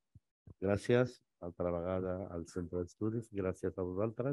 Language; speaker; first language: Catalan; non-native, fluent; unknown